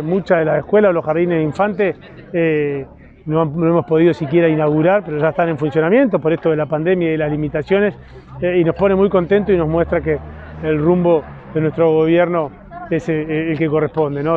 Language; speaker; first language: Spanish; native; Spanish